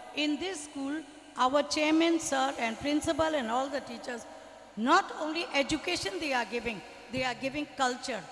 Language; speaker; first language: English; non-native, fluent; Burmese